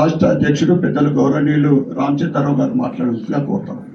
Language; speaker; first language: Telugu; native; Telugu